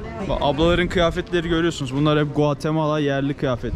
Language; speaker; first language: Turkish; native; Turkish